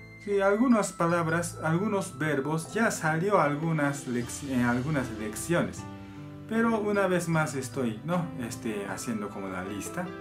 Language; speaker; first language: Spanish; non-native, fluent; Japanese